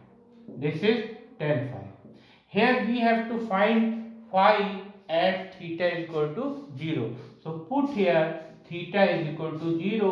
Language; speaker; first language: English; non-native, local second language; Hindi